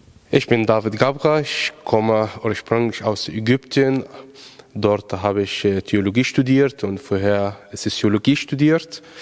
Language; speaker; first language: German; non-native, fluent; Arabic